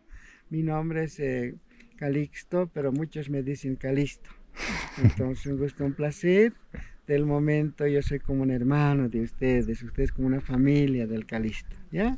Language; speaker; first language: Spanish; native; Spanish